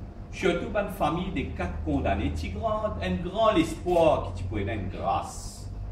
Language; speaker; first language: French; non-native, local second language; Morisyen